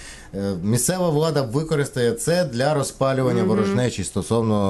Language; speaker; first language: Ukrainian; native; Ukrainian